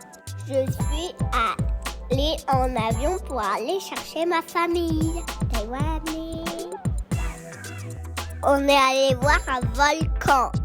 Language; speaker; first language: French; early bilingual, heritage; French